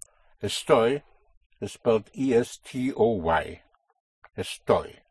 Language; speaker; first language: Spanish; non-native, fluent; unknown